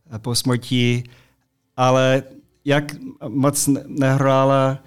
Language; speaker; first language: Czech; non-native, fluent; English